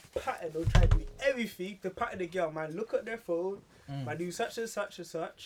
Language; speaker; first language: English; native; English